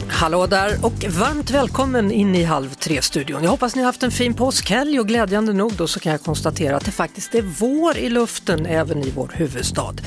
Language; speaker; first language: Swedish; native; Swedish